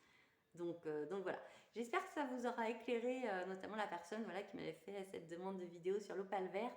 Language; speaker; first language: French; native; French